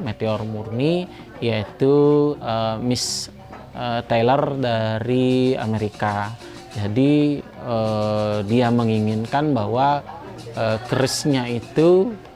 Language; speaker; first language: Indonesian; native; Indonesian